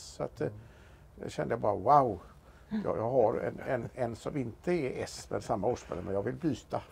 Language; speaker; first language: Swedish; native; Swedish